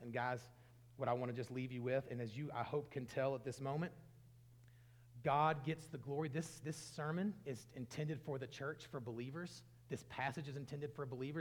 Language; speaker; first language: English; native; English